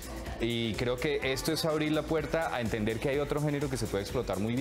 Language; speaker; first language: Spanish; native; Spanish